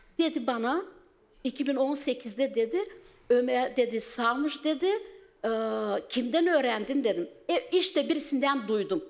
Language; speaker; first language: Turkish; native; Turkish